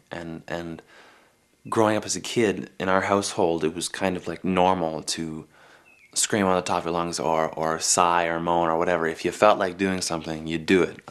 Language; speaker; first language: English; native; English